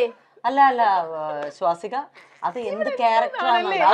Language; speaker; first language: Malayalam; native; Malayalam